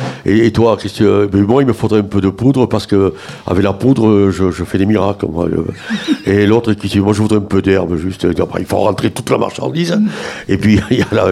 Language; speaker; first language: French; native; French